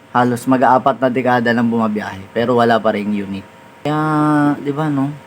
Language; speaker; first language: Filipino; native; Filipino